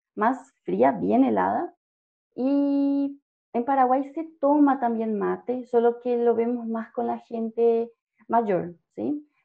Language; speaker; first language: Spanish; native; Spanish